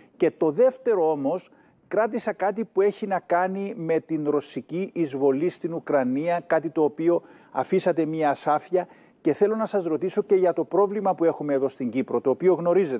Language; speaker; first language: Greek; native; Greek